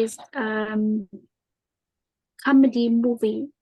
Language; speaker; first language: English; non-native, learner; Vietnamese